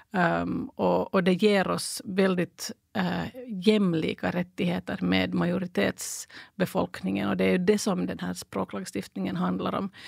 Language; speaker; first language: Swedish; native; Swedish